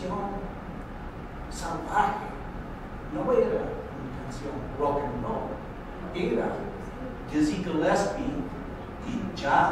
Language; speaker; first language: Spanish; non-native, fluent; English